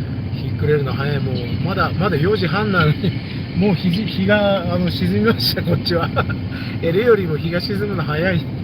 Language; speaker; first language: Japanese; native; Japanese